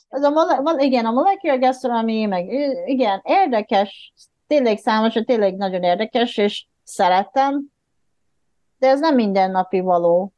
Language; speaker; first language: Hungarian; non-native, fluent; Japanese